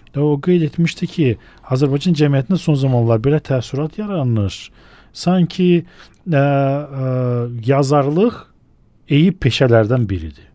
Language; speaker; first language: Azerbaijani; native; Azerbaijani